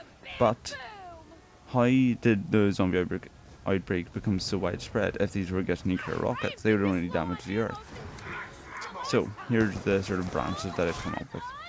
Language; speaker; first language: English; native; English